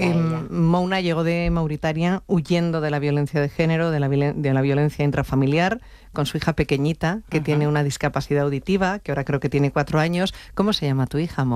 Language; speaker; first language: Spanish; native; Spanish